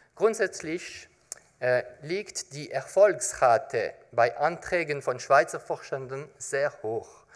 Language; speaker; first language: German; non-native, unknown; French